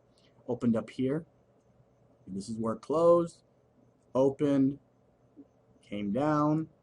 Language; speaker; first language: English; native; English